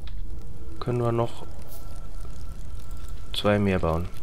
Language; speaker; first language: German; native; German